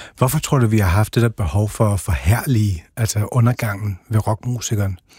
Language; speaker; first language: Danish; native; Danish